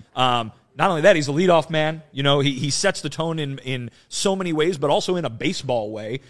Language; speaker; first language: English; native; English